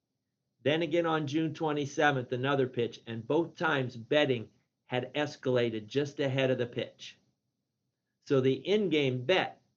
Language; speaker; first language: English; native; English